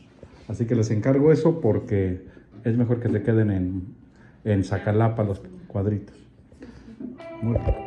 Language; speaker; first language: Spanish; native; Spanish